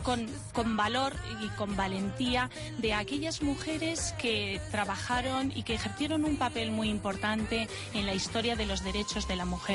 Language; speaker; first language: Spanish; native; Spanish